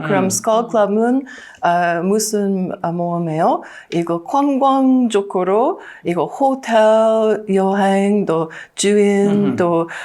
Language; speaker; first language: Korean; non-native, learner; English